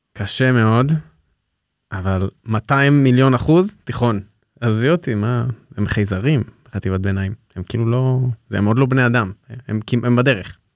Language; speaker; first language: Hebrew; native; Hebrew